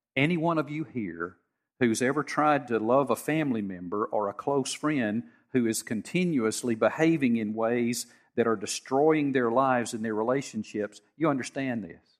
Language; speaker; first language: English; native; English